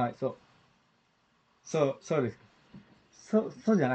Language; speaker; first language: Japanese; non-native, fluent; Indonesian